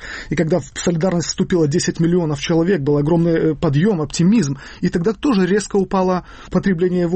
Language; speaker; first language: Russian; native; Russian